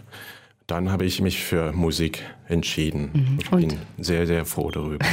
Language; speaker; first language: German; non-native, fluent; Cantonese